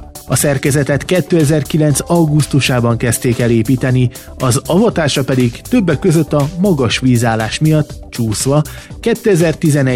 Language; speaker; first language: Hungarian; native; Hungarian